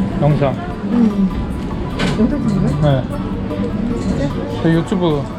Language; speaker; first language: Korean; native; Korean